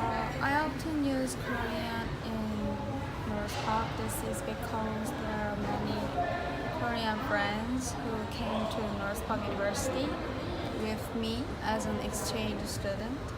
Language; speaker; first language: English; non-native, learner; Korean